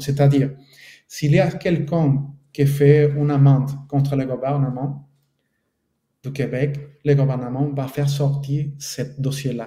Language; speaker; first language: French; non-native, fluent; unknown